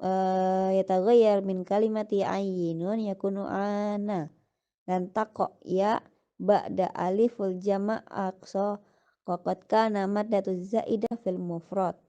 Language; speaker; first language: Arabic; non-native, learner; Indonesian